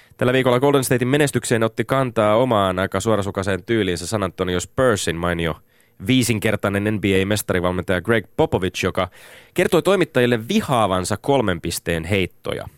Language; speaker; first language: Finnish; native; Finnish